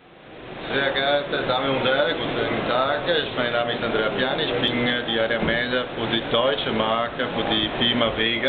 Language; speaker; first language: German; non-native, learner; Italian